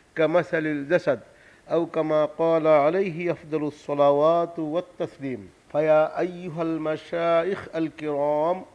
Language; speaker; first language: Arabic; non-native, fluent; Bangla